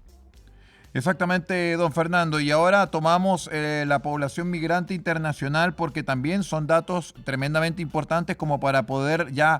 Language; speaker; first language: Spanish; native; Spanish